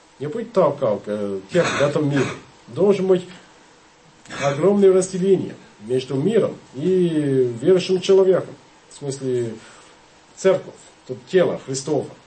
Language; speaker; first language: Russian; non-native, fluent; English